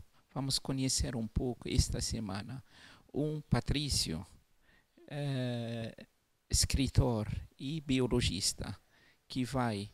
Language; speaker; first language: Portuguese; non-native, local second language; Arabic